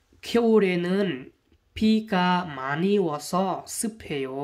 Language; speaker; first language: Korean; non-native, learner; Hmong